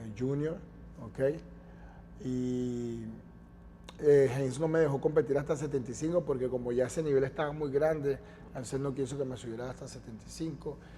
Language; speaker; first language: Spanish; native; Spanish